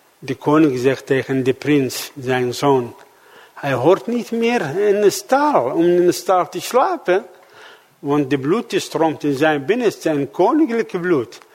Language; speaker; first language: Dutch; non-native, fluent; Arabic